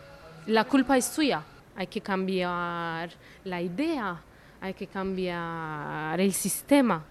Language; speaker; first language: Spanish; non-native, fluent; Turkish